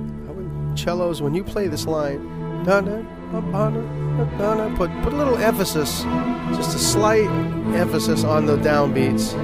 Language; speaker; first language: English; native; English